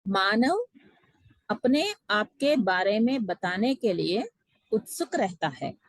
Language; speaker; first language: Hindi; non-native, local second language; Telugu